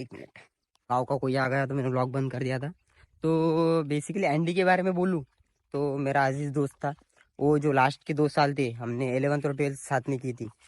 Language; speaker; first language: Hindi; non-native, local second language; Marathi